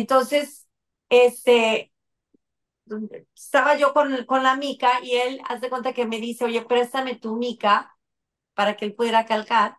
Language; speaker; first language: Spanish; native; Spanish